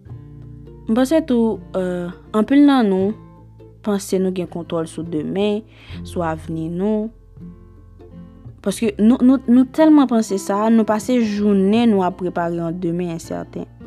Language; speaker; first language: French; non-native, local second language; Haitian Creole